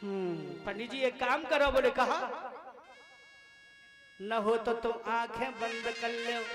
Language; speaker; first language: Hindi; native; Hindi